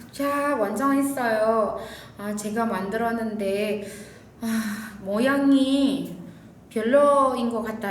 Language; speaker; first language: Korean; non-native, fluent; Indonesian